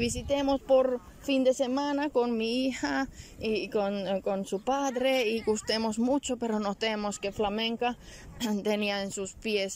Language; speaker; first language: Spanish; non-native, learner; Finnish